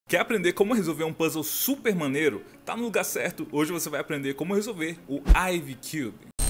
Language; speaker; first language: Portuguese; native; Portuguese